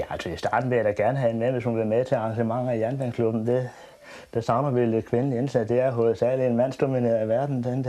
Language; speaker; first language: Danish; native; Danish